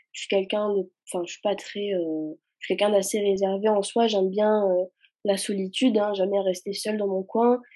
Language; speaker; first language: French; early bilingual, other home language; Arabic